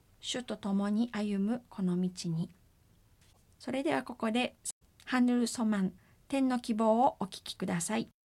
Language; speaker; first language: Japanese; native; Japanese